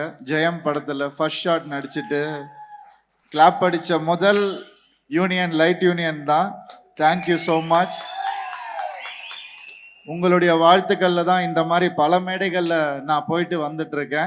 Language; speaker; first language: Tamil; native; Tamil